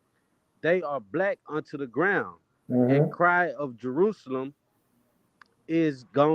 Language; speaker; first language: English; native; English